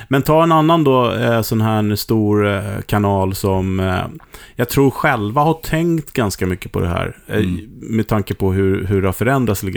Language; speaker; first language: Swedish; native; Swedish